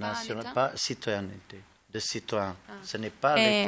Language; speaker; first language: French; non-native, learner; Bosnian